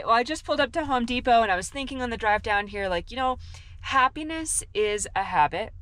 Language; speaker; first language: English; native; English